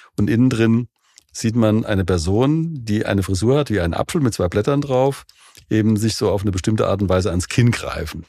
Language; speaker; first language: German; native; German